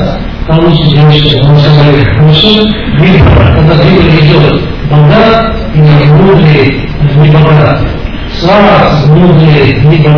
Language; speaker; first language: Russian; non-native, learner; Tibetan